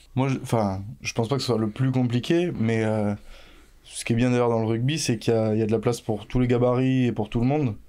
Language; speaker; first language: French; native; French